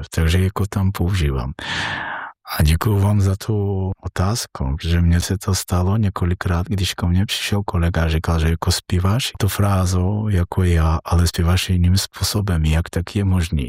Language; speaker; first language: Czech; non-native, learner; Georgian